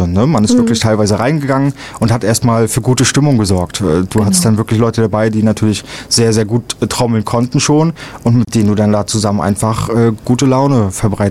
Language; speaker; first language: German; native; German